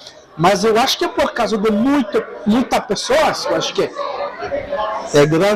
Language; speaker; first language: Portuguese; non-native, local second language; Haitian Creole